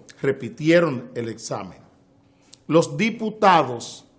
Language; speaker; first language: Spanish; native; Spanish